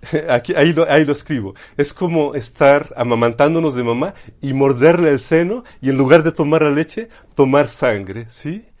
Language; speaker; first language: Spanish; native; Spanish